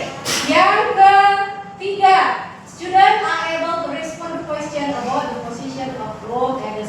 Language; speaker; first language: English; non-native, learner; Indonesian